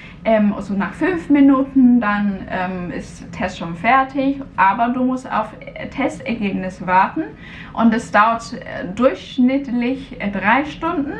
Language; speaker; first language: German; non-native, fluent; Cantonese